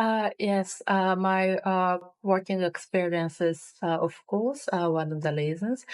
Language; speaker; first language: English; non-native, fluent; Japanese